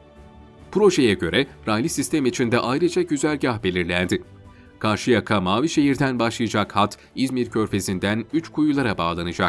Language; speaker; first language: Turkish; native; Turkish